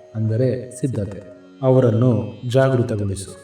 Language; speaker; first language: Kannada; native; Kannada